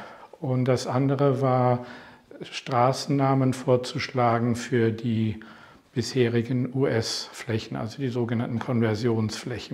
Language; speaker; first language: German; non-native, fluent; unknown